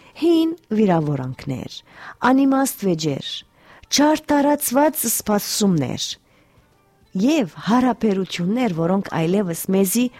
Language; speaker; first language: Armenian; early bilingual, heritage; Armenian